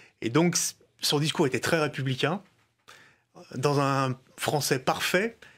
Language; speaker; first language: French; native; French